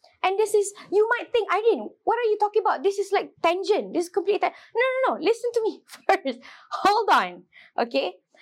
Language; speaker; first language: English; non-native, local second language; Malay